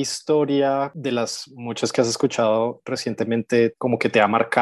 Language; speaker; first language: Spanish; native; Spanish